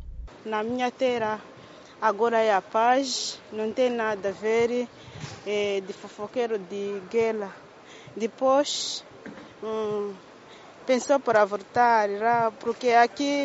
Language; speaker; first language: Portuguese; non-native, learner; Kinyarwanda